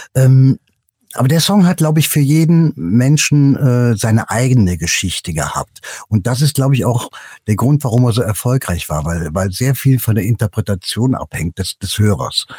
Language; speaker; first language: German; native; German